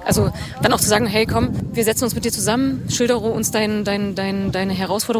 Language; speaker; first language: German; native; German